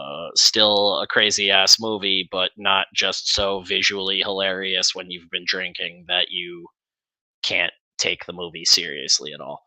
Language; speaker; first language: English; native; English